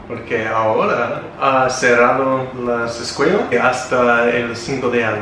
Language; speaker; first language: Spanish; non-native, learner; English